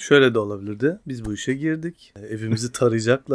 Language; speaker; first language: Turkish; native; Turkish